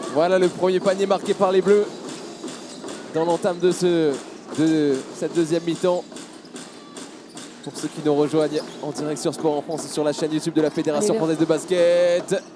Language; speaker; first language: French; native; French